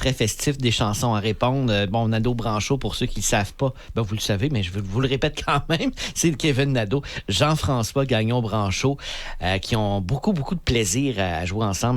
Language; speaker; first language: French; native; French